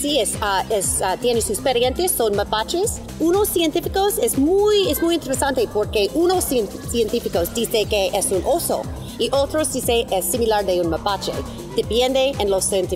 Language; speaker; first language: Spanish; non-native, learner; English